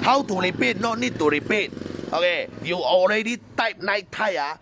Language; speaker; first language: English; non-native, local second language; Chinese